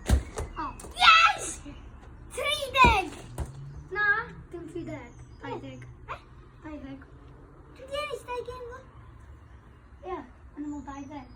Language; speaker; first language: Welsh; native; Welsh